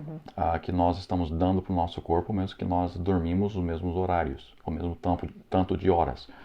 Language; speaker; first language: Portuguese; non-native, fluent; English